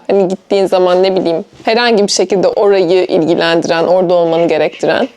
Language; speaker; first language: Turkish; native; Turkish